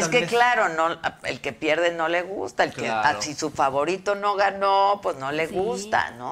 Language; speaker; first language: Spanish; native; Spanish